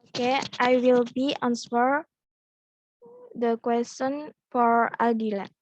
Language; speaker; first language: English; non-native, learner; Indonesian